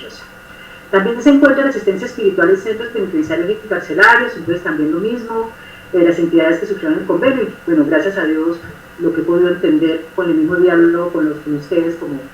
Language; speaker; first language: Spanish; native; Spanish